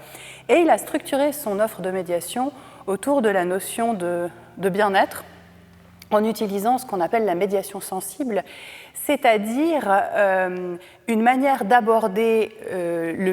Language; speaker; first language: French; native; French